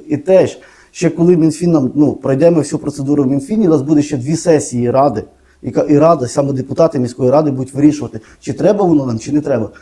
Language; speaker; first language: Ukrainian; native; Ukrainian